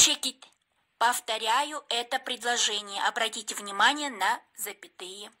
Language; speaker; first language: Russian; non-native, local second language; Kyrgyz